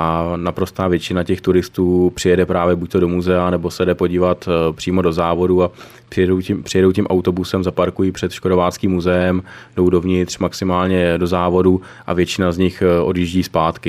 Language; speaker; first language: Czech; native; Czech